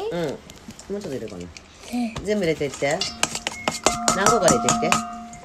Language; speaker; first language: Japanese; native; Japanese